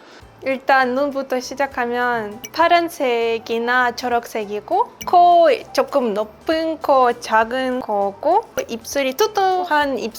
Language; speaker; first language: Korean; non-native, fluent; Ukrainian